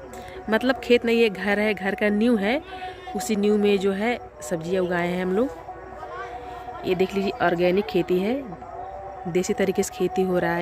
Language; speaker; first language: Hindi; non-native, local second language; Bhojpuri